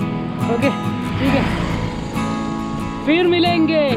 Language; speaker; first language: Hindi; non-native, local second language; Malayalam